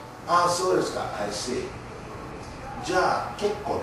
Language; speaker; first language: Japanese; non-native, fluent; English